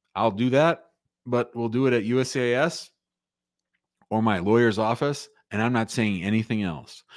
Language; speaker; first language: English; native; English